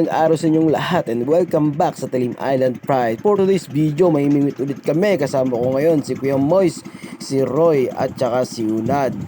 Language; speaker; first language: Filipino; native; Filipino